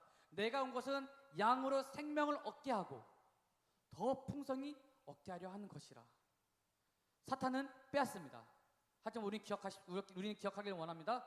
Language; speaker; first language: Korean; native; Korean